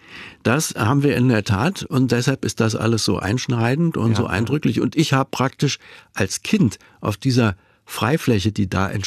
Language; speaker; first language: German; native; German